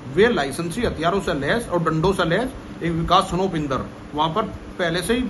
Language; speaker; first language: Hindi; native; Hindi